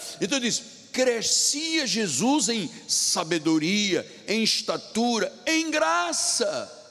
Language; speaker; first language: Portuguese; native; Portuguese